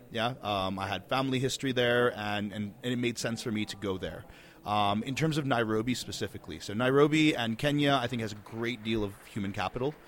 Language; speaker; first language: English; native; English